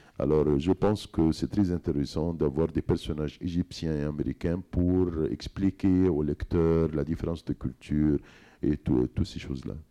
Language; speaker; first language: French; non-native, fluent; Arabic